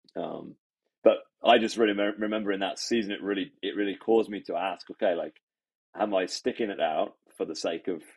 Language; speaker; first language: English; native; English